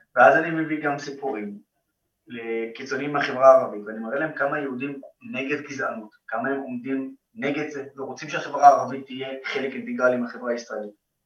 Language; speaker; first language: Hebrew; non-native, local second language; Arabic